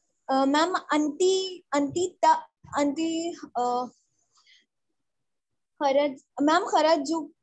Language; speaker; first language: Arabic; non-native, learner; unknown